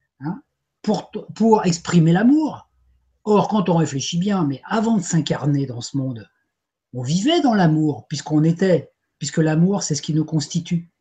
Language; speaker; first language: French; native; French